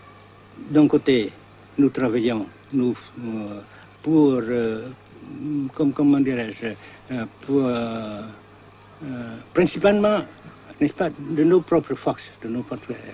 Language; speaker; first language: French; non-native, local second language; Vietnamese